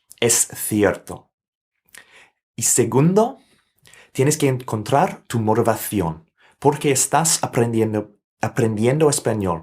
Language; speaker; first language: Spanish; non-native, fluent; English